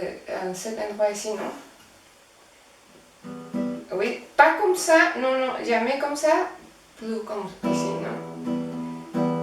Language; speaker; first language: French; non-native, fluent; Spanish